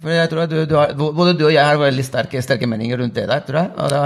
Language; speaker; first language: Norwegian; non-native, fluent; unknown